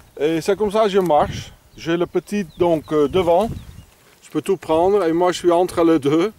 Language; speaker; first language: French; non-native, fluent; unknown